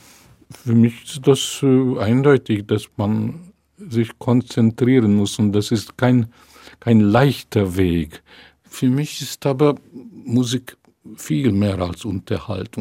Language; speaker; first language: German; non-native, fluent; Hungarian